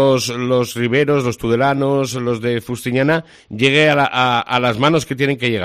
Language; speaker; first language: Spanish; native; Spanish